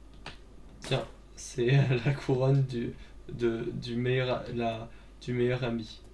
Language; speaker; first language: French; native; French